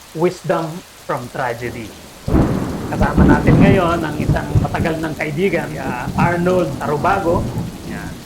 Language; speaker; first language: Filipino; native; Filipino